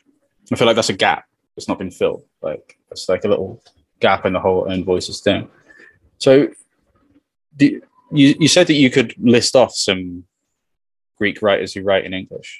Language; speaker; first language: English; native; English